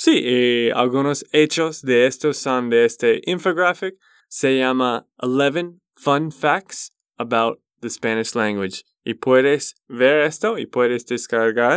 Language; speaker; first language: Spanish; non-native, learner; English